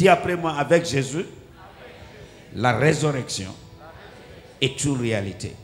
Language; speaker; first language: French; non-native, local second language; Lingala